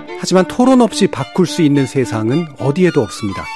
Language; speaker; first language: Korean; native; Korean